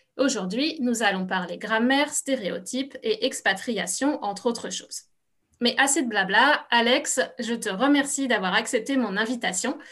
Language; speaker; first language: French; native; French